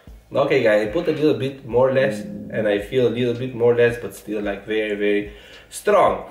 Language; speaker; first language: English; non-native, fluent; Italian